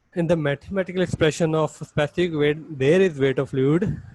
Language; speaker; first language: English; non-native, local second language; Punjabi